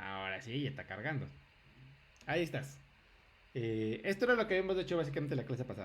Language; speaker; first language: Spanish; native; Spanish